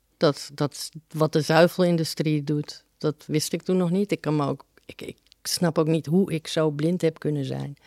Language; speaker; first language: Dutch; early bilingual, other home language; Spanish